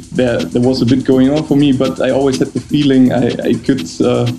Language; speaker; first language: English; non-native, fluent; German